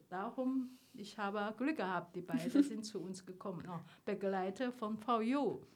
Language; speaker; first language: German; non-native, learner; Chinese